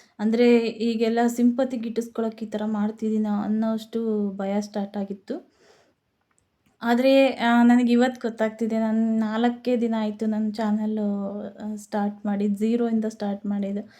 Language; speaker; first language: Kannada; native; Kannada